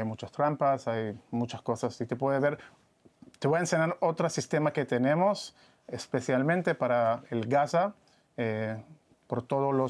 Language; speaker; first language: Spanish; non-native, learner; Hebrew